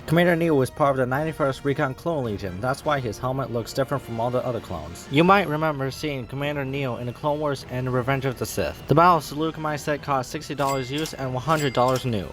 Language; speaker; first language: English; native; English